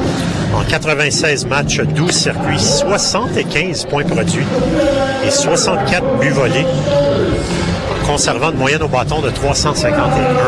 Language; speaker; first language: French; native; French